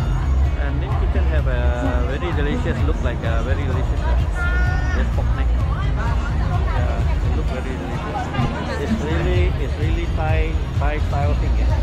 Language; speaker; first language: English; non-native, local second language; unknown